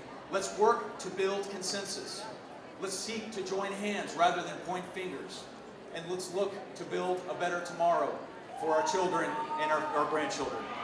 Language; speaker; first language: English; early bilingual, other home language; Spanish